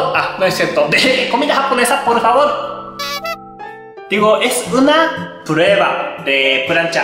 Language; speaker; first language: Spanish; non-native, learner; Japanese